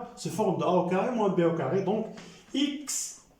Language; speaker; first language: French; non-native, local second language; Arabic